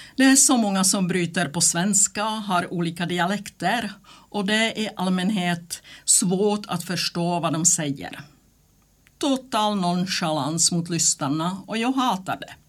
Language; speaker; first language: Swedish; non-native, fluent; Czech